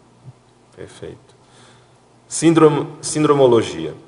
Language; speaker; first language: Portuguese; native; Portuguese